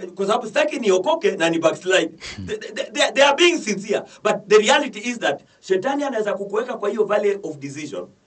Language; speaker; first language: English; non-native, local second language; Swahili